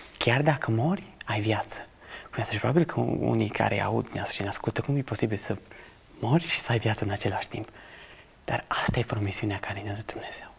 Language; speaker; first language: Romanian; early bilingual, other home language; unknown